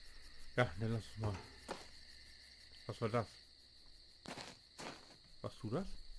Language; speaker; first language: German; native; German